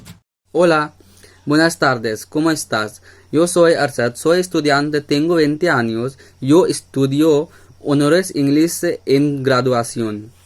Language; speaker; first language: Spanish; non-native, learner; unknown